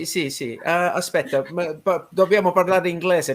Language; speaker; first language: Italian; non-native, learner; English